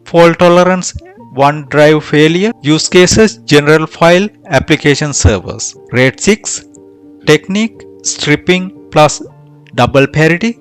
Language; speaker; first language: English; non-native, fluent; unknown